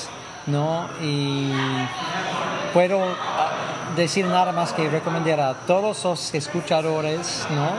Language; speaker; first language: Spanish; non-native, fluent; English